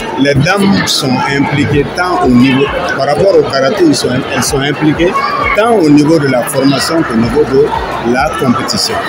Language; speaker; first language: French; non-native, local second language; Bambara